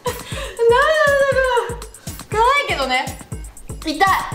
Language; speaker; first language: Japanese; native; Japanese